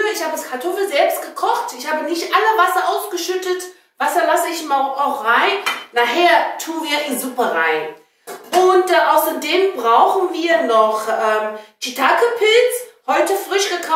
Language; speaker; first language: German; non-native, learner; Chinese